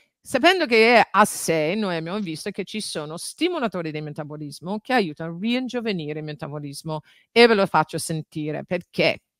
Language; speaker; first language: Italian; non-native, fluent; English